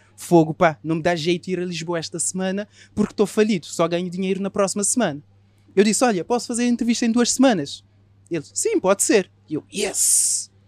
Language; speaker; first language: Portuguese; non-native, local second language; Kabuverdianu